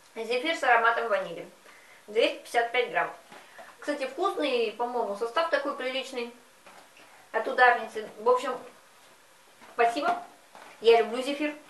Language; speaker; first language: Russian; native; Russian